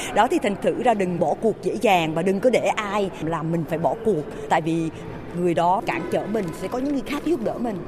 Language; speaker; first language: Vietnamese; native; Vietnamese